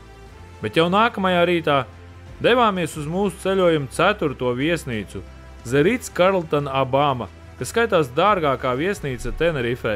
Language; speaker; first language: Latvian; native; Latvian